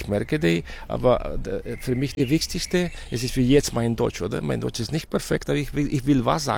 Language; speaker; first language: German; non-native, fluent; Catalan